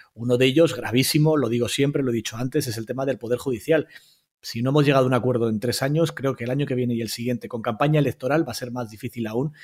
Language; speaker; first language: Spanish; native; Spanish